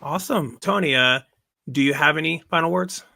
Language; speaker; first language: English; native; English